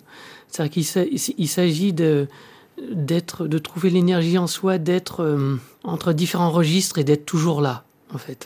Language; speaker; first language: French; native; French